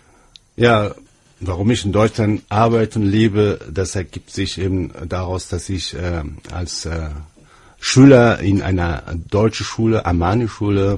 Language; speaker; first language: German; non-native, fluent; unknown